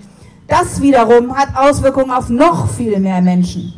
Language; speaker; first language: German; native; German